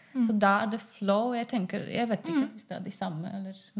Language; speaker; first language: Norwegian; non-native, fluent; Polish